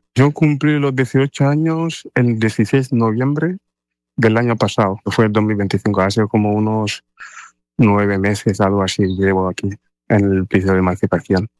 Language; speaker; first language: Spanish; non-native, fluent; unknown